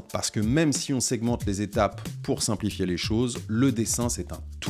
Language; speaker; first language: French; native; French